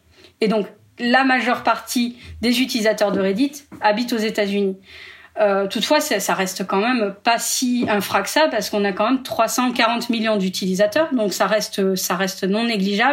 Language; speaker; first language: French; native; French